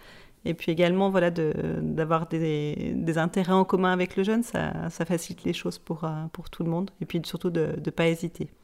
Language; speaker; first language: French; native; French